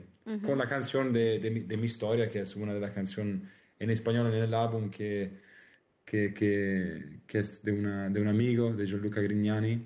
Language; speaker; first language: Spanish; non-native, learner; Italian